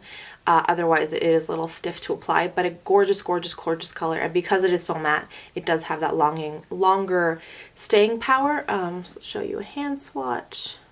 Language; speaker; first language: English; native; English